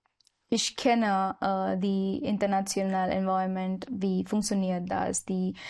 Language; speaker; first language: German; non-native, learner; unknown